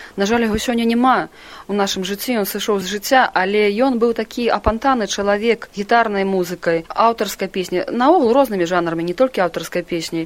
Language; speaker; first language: Belarusian; non-native, local second language; Russian